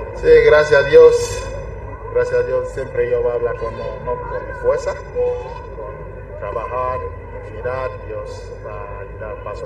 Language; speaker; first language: Spanish; non-native, learner; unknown